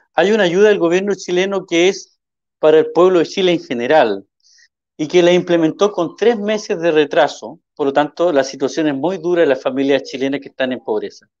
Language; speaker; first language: Spanish; native; Spanish